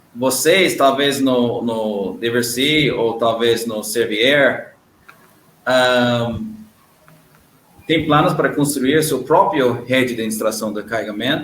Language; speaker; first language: Portuguese; non-native, learner; English